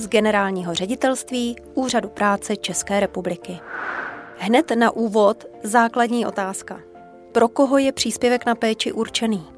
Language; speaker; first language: Czech; native; Czech